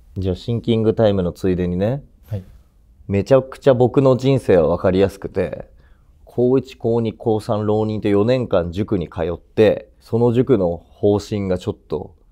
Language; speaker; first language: Japanese; native; Japanese